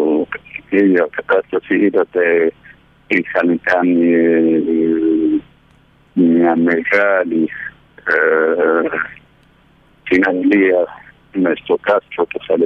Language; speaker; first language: Greek; early bilingual, heritage; Greek